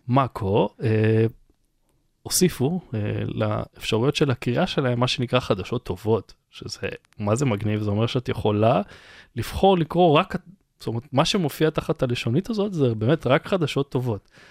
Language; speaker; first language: Hebrew; native; Hebrew